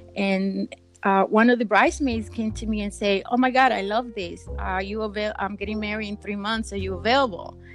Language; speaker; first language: English; early bilingual, other home language; Spanish